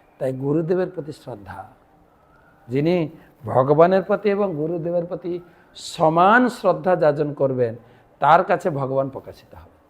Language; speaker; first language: Bangla; native; Bangla